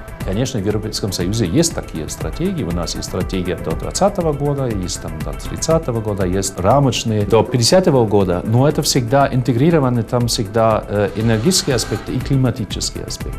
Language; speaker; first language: Russian; non-native, fluent; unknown